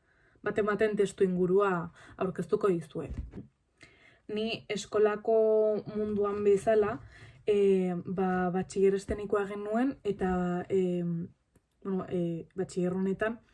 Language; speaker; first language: Basque; non-native, local second language; Spanish